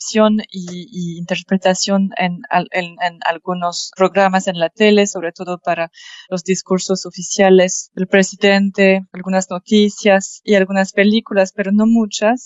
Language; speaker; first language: Spanish; non-native, fluent; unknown